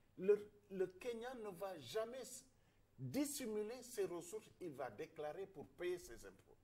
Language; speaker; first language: French; non-native, local second language; Wolof